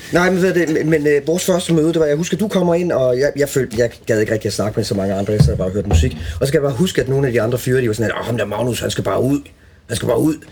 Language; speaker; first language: Danish; early bilingual, other home language; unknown